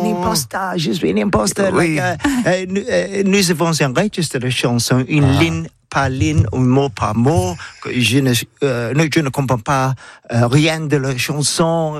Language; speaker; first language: French; non-native, learner; English